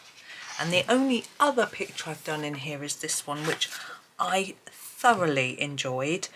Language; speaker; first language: English; native; English